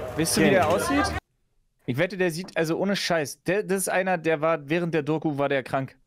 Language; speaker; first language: German; native; German